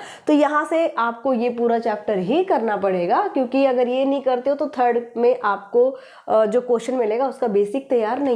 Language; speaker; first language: Hindi; native; Hindi